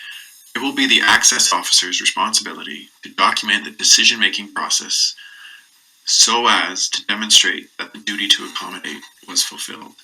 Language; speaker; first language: English; native; English